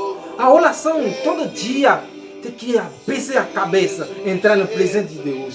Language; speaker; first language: Portuguese; non-native, learner; Haitian Creole